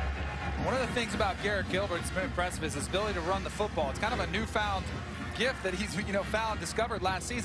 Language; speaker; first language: English; native; English